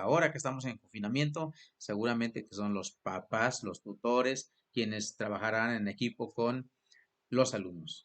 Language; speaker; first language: Spanish; native; Spanish